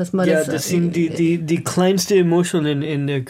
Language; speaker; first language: German; non-native, learner; English